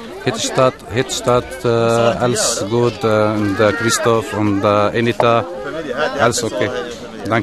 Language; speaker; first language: German; non-native, learner; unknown